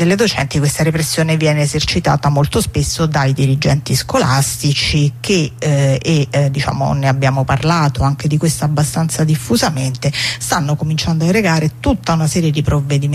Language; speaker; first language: Italian; native; Italian